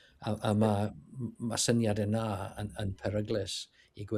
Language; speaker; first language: Welsh; non-native, learner; English